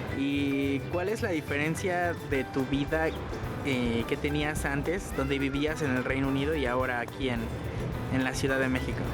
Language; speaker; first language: Spanish; native; Spanish